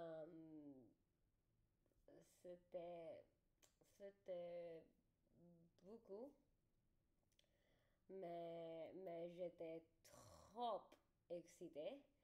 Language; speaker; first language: French; non-native, learner; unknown